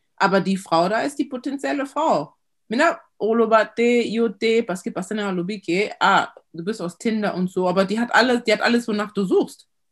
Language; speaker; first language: German; early bilingual, other home language; Lingala